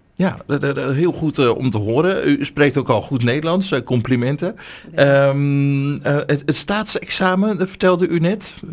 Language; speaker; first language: Dutch; native; Dutch